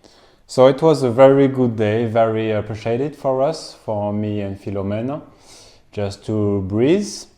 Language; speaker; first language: English; non-native, learner; French